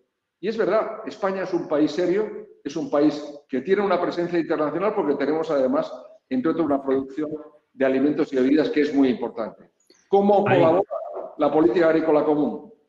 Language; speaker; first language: Spanish; native; Spanish